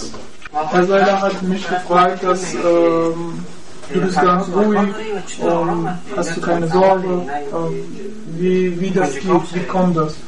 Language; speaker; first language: German; non-native, learner; Persian